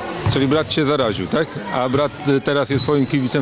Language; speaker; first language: Polish; native; Polish